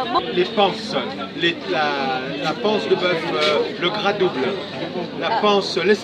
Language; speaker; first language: French; native; French